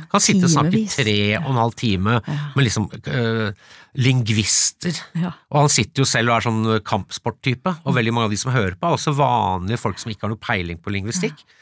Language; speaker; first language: Norwegian; early bilingual, other home language; English